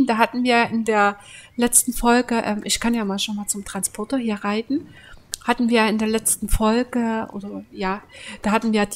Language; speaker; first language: German; native; German